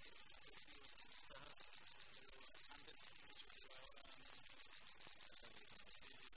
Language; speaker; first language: Spanish; non-native, fluent; Portuguese